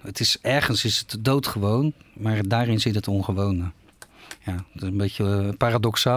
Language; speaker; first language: Dutch; native; Dutch